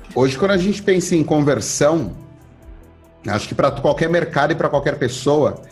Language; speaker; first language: Portuguese; native; Portuguese